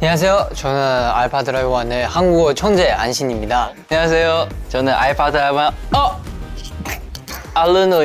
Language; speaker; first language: Korean; non-native, learner; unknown